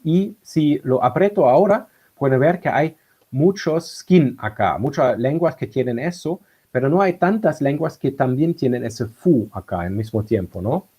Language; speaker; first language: Spanish; non-native, fluent; German